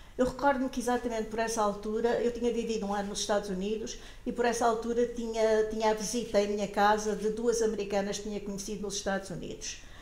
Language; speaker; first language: Portuguese; native; Portuguese